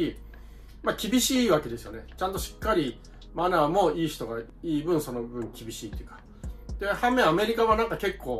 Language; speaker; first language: Japanese; native; Japanese